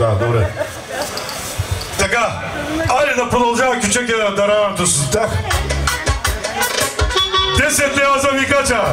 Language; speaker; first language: Bulgarian; non-native, local second language; Turkish